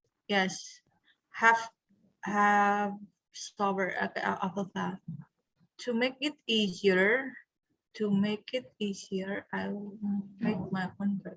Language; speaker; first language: English; non-native, fluent; Indonesian